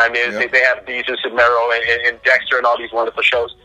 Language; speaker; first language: English; native; English